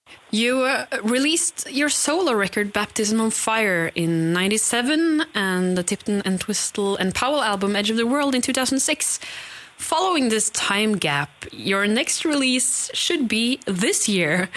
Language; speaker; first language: English; non-native, fluent; Norwegian